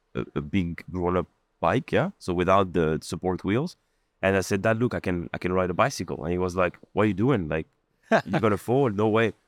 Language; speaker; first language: English; non-native, fluent; Arabic